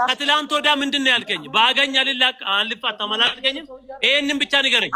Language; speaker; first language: Amharic; non-native, local second language; Oromo